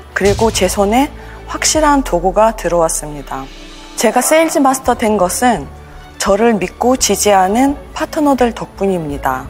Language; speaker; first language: Korean; non-native, fluent; Russian